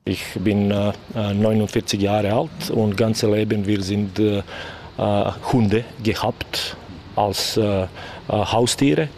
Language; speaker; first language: German; non-native, learner; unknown